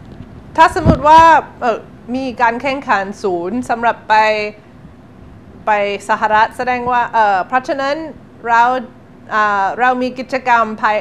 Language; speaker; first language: Thai; non-native, learner; English